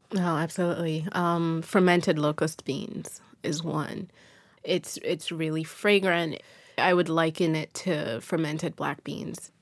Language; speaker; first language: English; non-native, local second language; Yoruba